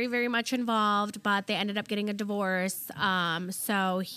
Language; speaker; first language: English; early bilingual, other home language; German